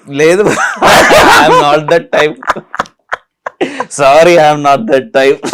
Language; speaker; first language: Telugu; non-native, learner; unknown